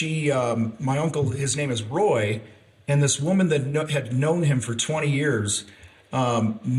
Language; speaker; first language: English; native; English